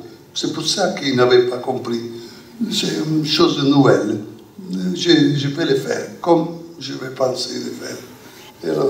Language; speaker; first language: French; non-native, learner; Italian